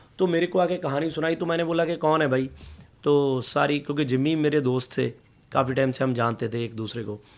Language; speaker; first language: Hindi; non-native, local second language; Punjabi